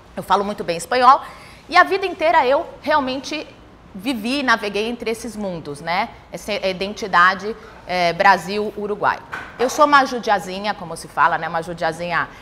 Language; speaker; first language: Portuguese; early bilingual, other home language; Spanish